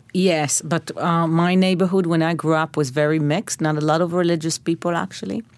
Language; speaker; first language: English; non-native, fluent; Hebrew